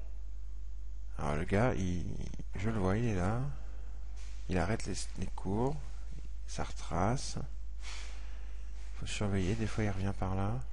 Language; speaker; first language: French; native; French